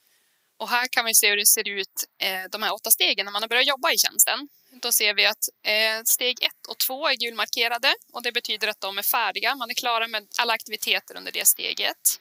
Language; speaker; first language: Swedish; native; Swedish